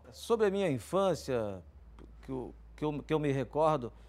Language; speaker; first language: Portuguese; native; Portuguese